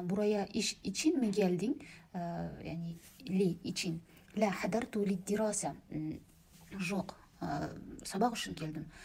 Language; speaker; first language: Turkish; non-native, learner; Kazakh